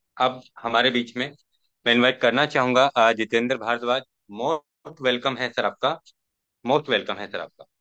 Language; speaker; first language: Hindi; native; Hindi